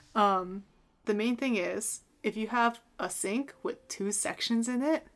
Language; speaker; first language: English; native; English